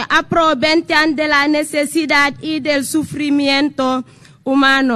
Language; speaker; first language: Spanish; non-native, fluent; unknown